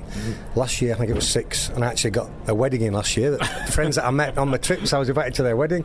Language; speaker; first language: English; native; English